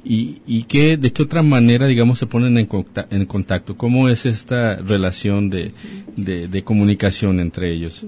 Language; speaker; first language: Spanish; native; Spanish